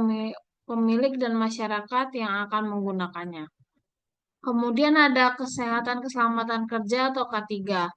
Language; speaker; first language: Indonesian; native; Indonesian